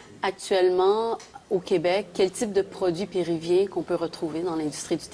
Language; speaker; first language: French; native; French